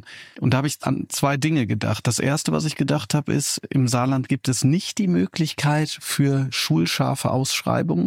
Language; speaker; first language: German; native; German